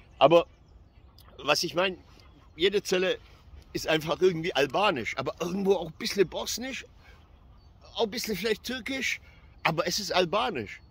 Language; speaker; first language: German; early bilingual, other home language; Albanian